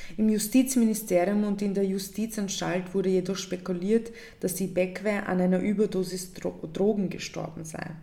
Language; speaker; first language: German; early bilingual, other home language; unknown